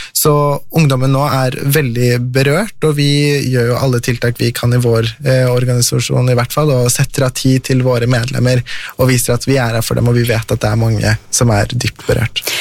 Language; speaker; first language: Norwegian; early bilingual, other home language; Persian